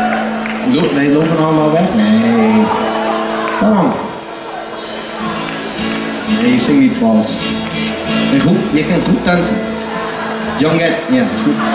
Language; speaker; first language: Dutch; early bilingual, heritage; Dutch